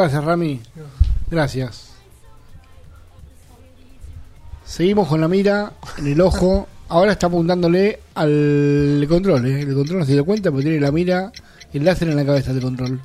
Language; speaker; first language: Spanish; native; Spanish